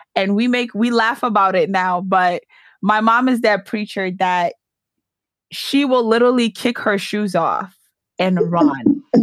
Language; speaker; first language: English; early bilingual, other home language; Yoruba